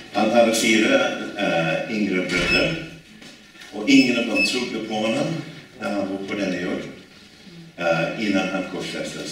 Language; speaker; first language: Swedish; non-native, fluent; English